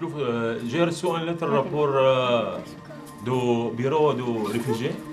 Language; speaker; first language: French; non-native, learner; Arabic